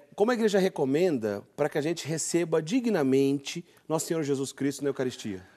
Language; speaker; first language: Portuguese; native; Portuguese